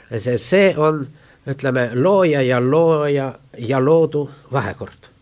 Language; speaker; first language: Estonian; non-native, local second language; Russian